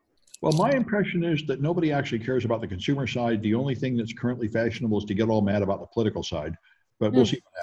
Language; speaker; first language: English; native; English